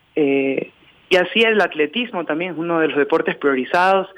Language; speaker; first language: Spanish; native; Spanish